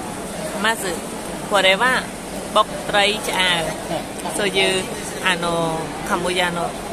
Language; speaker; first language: Japanese; non-native, local second language; Khmer